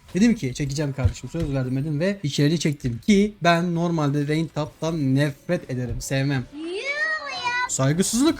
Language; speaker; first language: Turkish; native; Turkish